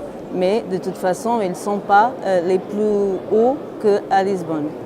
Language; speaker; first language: French; non-native, fluent; Portuguese